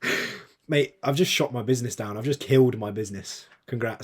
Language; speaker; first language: English; native; English